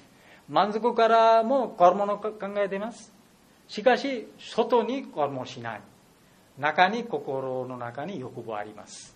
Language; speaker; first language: Japanese; non-native, learner; Bangla